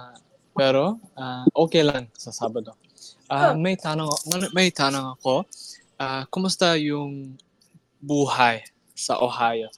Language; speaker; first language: Filipino; non-native, learner; English